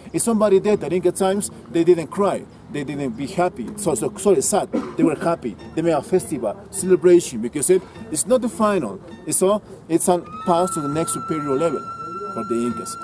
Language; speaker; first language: English; non-native, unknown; Spanish